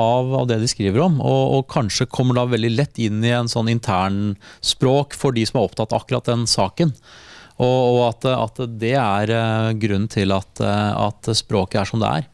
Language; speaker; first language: Norwegian; native; Norwegian